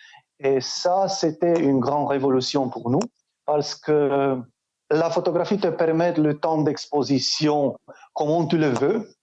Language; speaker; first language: French; non-native, fluent; Romanian